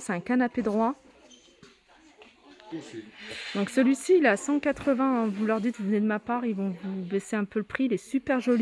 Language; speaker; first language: French; native; French